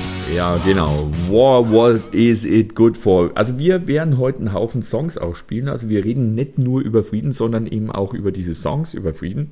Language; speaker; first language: German; native; German